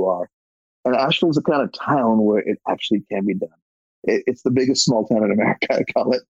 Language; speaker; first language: English; native; English